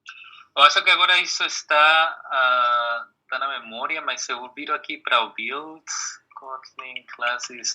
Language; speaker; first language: Portuguese; non-native, fluent; Spanish